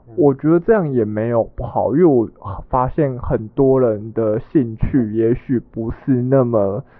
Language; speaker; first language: Chinese; native; Chinese